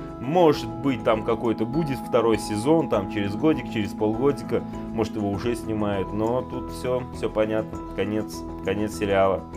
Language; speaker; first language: Russian; native; Russian